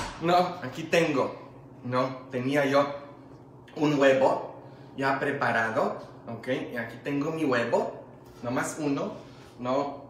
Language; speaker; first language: Spanish; non-native, fluent; Polish